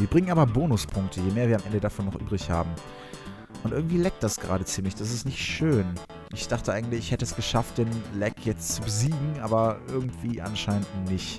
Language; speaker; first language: German; native; German